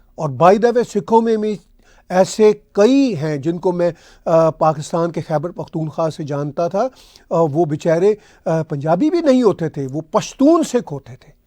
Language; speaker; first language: Urdu; non-native, local second language; Punjabi